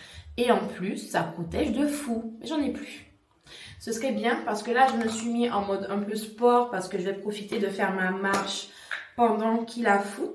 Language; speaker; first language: French; native; French